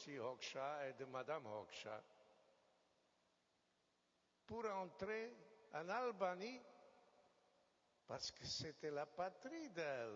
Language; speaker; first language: French; non-native, fluent; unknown